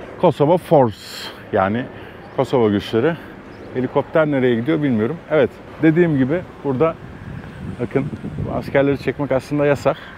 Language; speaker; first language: Turkish; native; Turkish